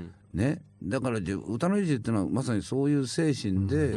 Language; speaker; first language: Japanese; native; Japanese